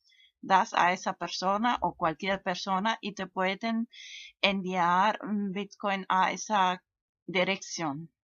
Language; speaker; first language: Spanish; non-native, fluent; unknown